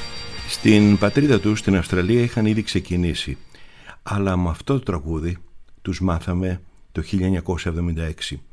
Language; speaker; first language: Greek; native; Greek